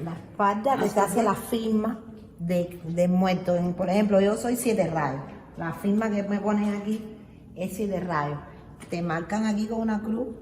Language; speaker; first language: Spanish; native; Spanish